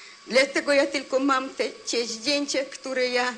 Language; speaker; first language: Polish; early bilingual, heritage; Polish